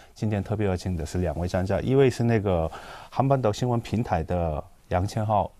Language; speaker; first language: Chinese; non-native, fluent; Korean